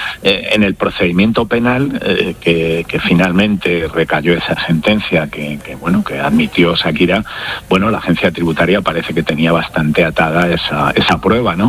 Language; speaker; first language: Spanish; native; Spanish